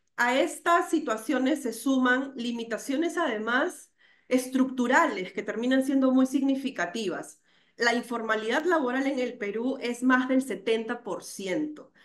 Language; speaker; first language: Spanish; native; Spanish